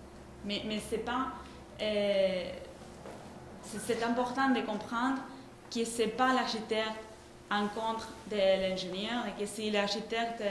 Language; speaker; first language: French; non-native, fluent; Spanish